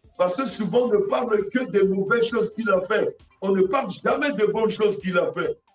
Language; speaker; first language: French; non-native, local second language; Sango